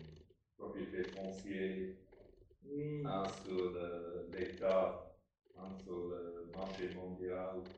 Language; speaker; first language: French; non-native, fluent; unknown